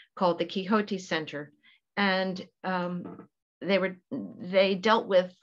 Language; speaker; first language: English; native; English